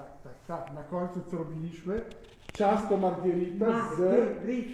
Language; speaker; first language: Polish; non-native, fluent; Italian